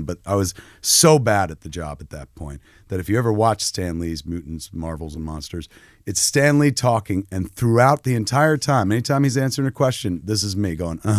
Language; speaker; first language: English; native; English